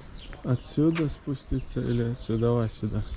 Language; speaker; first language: Russian; non-native, local second language; Chechen